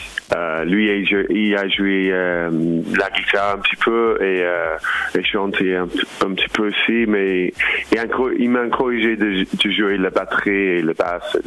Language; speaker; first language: French; non-native, fluent; English